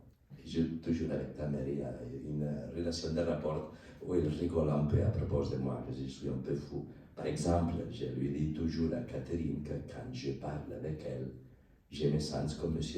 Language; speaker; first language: French; non-native, learner; Spanish